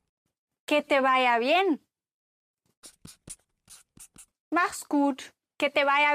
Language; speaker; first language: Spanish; non-native, fluent; German